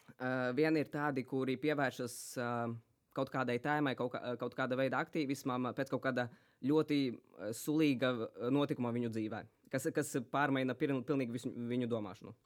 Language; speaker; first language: Latvian; native; Latvian